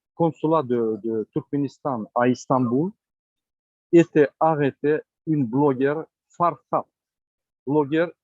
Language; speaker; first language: French; non-native, learner; Turkmen